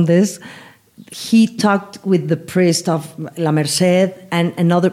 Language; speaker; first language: English; non-native, learner; Spanish